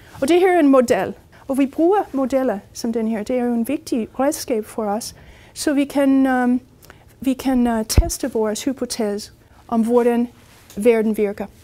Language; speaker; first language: Danish; non-native, fluent; English